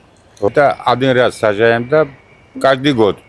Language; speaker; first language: Russian; non-native, local second language; Georgian